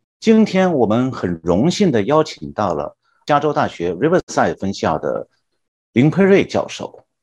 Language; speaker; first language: Chinese; native; Chinese